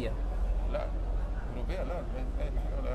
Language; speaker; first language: Arabic; non-native, learner; Spanish